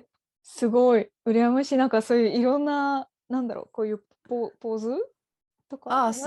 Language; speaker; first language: Japanese; non-native, fluent; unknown